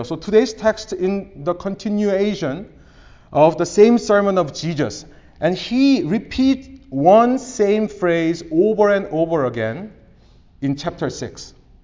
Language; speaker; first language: English; non-native, fluent; Korean